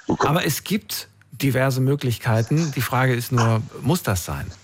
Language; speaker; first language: German; native; German